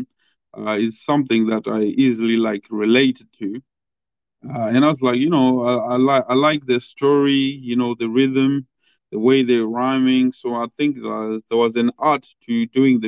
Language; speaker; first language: English; non-native, local second language; Shona